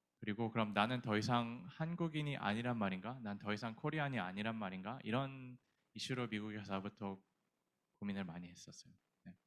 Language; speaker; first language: Korean; native; Korean